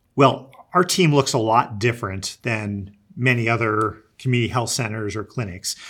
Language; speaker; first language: English; native; English